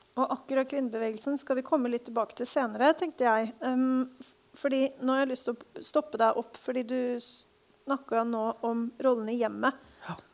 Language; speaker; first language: Norwegian; native; Norwegian